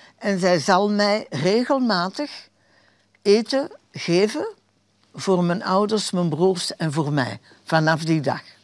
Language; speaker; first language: Dutch; early bilingual, other home language; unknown